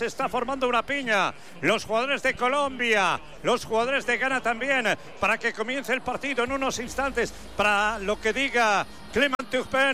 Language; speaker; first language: Spanish; native; Spanish